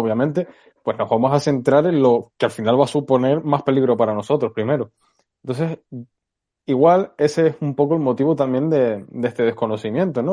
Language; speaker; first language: Spanish; native; Spanish